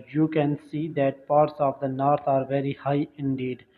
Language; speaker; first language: English; non-native, local second language; Urdu